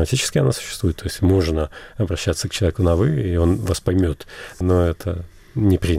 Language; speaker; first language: Russian; native; Russian